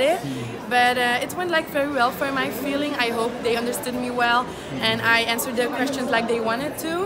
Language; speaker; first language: English; non-native, fluent; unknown